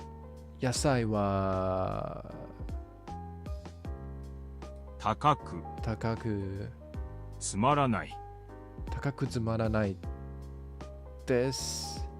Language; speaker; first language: Japanese; non-native, learner; Min Nan Chinese